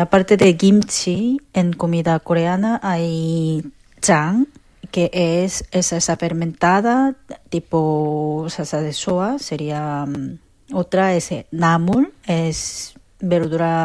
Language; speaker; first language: Spanish; non-native, fluent; Korean